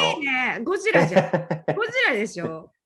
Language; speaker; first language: Japanese; native; Japanese